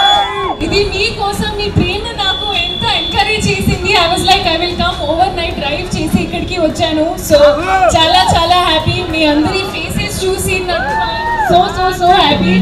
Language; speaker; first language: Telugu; non-native, learner; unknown